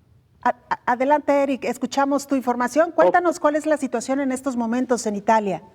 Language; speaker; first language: Spanish; native; Spanish